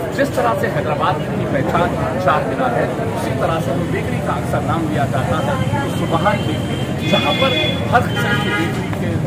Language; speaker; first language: Hindi; non-native, local second language; Urdu